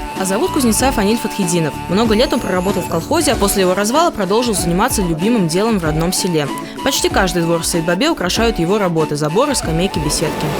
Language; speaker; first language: Russian; native; Russian